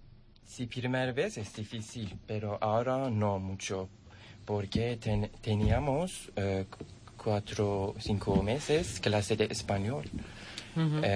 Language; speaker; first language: Spanish; non-native, learner; Turkish